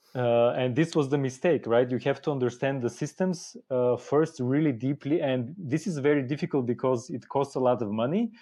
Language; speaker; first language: English; non-native, fluent; Bulgarian